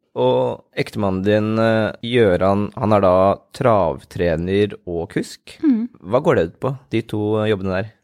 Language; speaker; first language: Norwegian; native; Norwegian